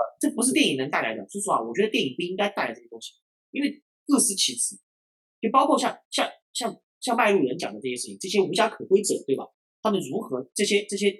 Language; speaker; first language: Chinese; non-native, local second language; Cantonese